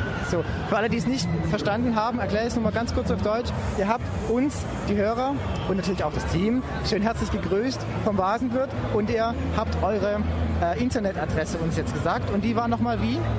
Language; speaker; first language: German; native; German